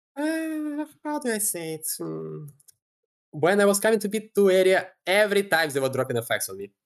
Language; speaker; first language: English; non-native, fluent; Russian